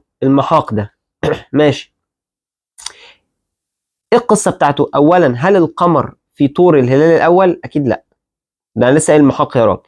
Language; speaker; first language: Arabic; native; Arabic